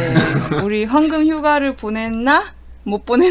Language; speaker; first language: Korean; native; Korean